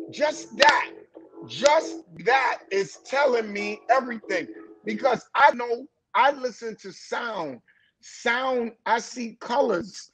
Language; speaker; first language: English; native; English